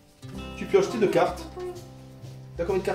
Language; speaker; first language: French; native; French